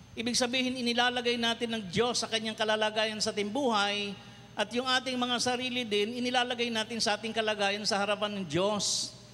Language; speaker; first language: Filipino; non-native, local second language; Cebuano